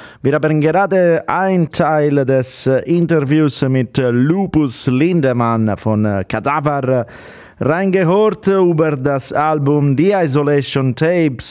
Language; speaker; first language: German; non-native, fluent; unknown